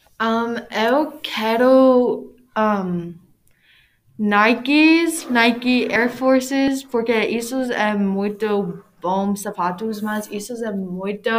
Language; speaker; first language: Portuguese; non-native, learner; English